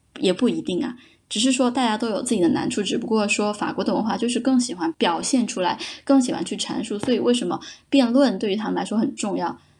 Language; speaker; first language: Chinese; native; Chinese